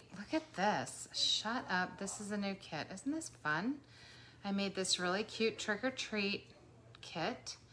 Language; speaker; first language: English; native; English